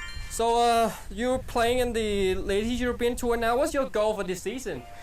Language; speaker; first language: English; non-native, fluent; Thai